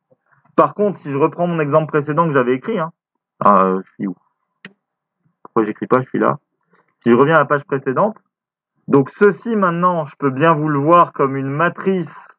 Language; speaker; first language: French; native; French